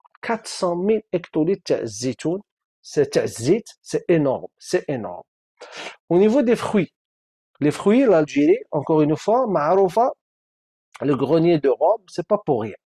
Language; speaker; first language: French; non-native, local second language; Arabic